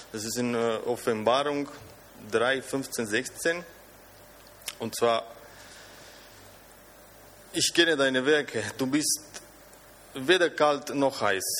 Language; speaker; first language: German; non-native, fluent; Romanian